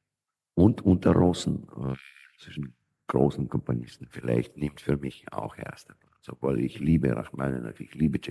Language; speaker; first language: German; non-native, fluent; Russian